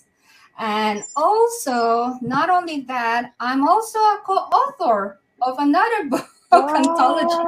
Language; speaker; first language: English; non-native, local second language; Filipino